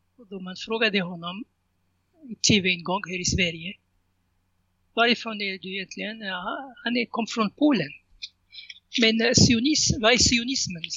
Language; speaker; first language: Swedish; non-native, fluent; Arabic